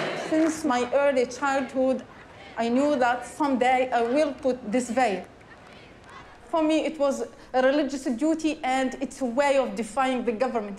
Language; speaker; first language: English; non-native, fluent; Arabic